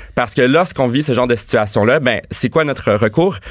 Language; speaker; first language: French; native; French